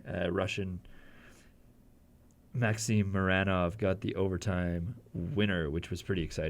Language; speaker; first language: English; native; English